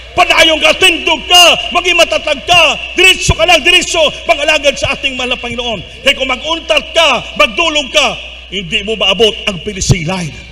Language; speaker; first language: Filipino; non-native, local second language; Cebuano